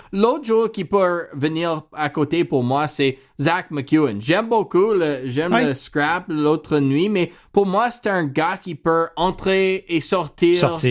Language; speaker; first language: French; non-native, learner; English